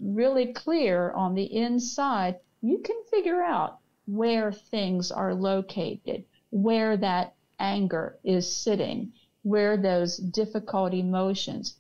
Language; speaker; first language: English; native; English